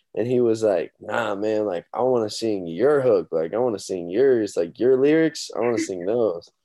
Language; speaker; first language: English; native; English